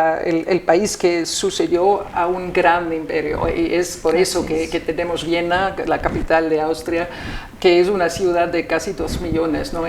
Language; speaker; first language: Spanish; non-native, fluent; German